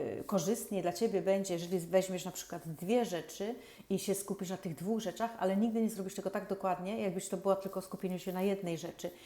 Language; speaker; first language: Polish; native; Polish